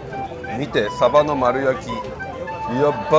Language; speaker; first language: Japanese; native; Japanese